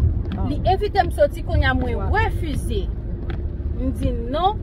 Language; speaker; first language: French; non-native, local second language; Haitian Creole